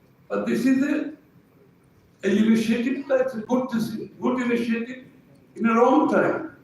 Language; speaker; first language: English; non-native, local second language; Bangla